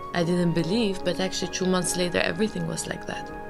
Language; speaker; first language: English; early bilingual, other home language; Albanian